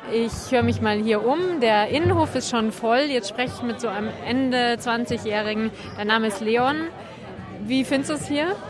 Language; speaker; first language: German; native; German